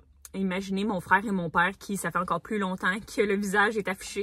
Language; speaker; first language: French; native; French